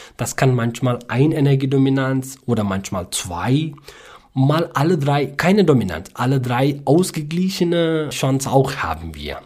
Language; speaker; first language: German; non-native, learner; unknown